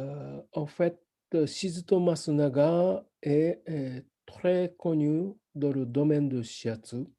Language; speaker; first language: French; non-native, fluent; Japanese